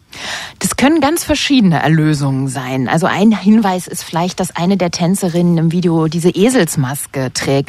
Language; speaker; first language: German; native; German